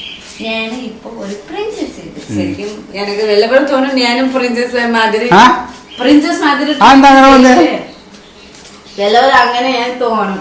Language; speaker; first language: Malayalam; non-native, learner; Nepali